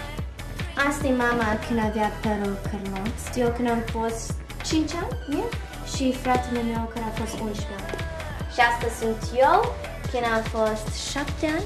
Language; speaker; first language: Romanian; early bilingual, heritage; Romanian